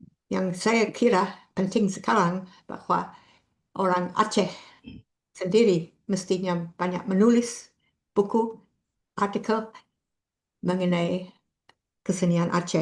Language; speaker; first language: Indonesian; non-native, fluent; English